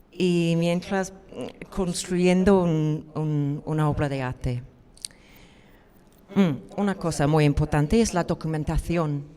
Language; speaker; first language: Spanish; non-native, fluent; English